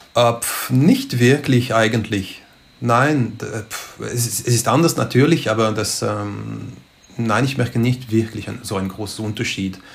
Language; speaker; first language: German; non-native, local second language; French